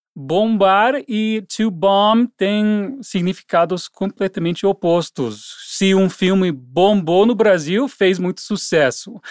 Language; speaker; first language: Portuguese; non-native, fluent; English